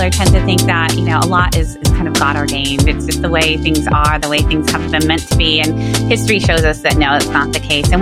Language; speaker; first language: English; native; English